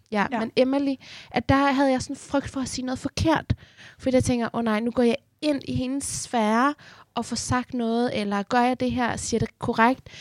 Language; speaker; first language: Danish; early bilingual, other home language; Persian